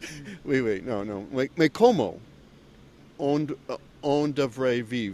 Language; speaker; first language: French; non-native, learner; English